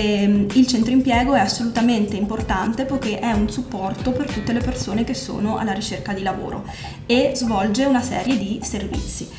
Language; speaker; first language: Italian; native; Italian